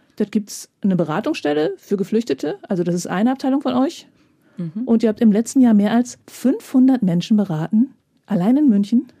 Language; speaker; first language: German; native; German